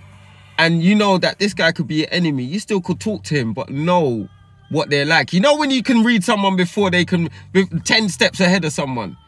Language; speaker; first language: English; native; English